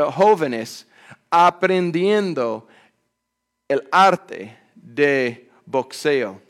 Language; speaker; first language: Spanish; non-native, fluent; English